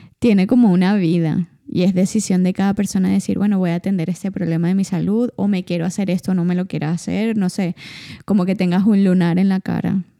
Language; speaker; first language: Spanish; native; Spanish